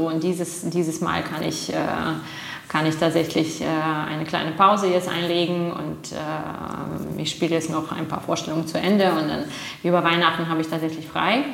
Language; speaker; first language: German; non-native, fluent; Russian